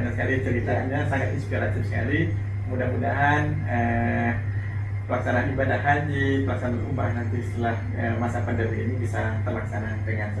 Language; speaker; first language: Indonesian; native; Indonesian